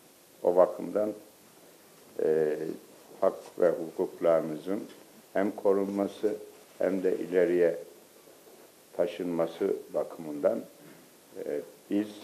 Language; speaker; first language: Turkish; native; Turkish